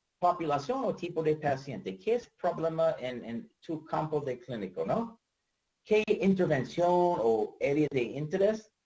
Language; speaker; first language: Spanish; non-native, learner; English